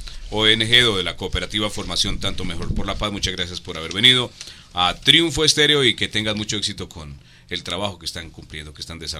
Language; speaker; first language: Spanish; native; Spanish